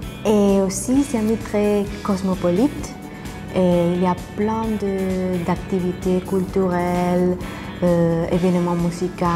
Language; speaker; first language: French; non-native, fluent; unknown